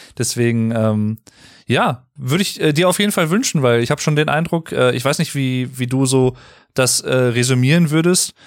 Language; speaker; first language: German; native; German